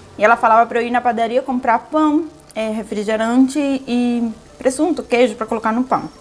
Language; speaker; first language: Portuguese; non-native, fluent; Spanish